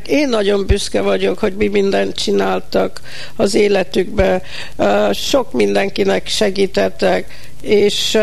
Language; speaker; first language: Hungarian; early bilingual, heritage; Hungarian